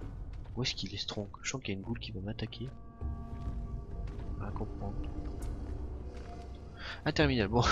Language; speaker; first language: French; native; French